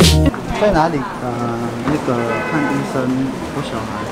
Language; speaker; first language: Chinese; non-native, learner; Filipino